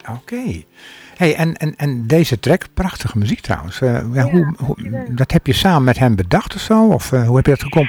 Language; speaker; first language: Dutch; native; Dutch